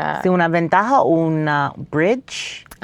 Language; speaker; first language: Spanish; non-native, fluent; English